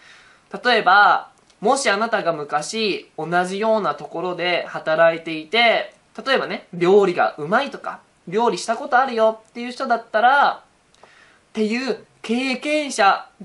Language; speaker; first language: Japanese; native; Japanese